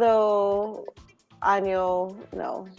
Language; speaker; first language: Spanish; non-native, learner; English